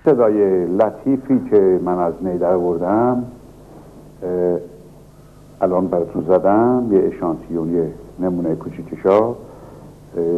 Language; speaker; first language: Persian; native; Persian